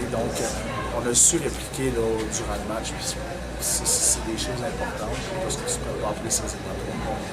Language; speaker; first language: French; native; French